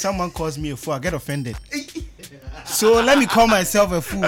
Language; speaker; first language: English; non-native, local second language; Akan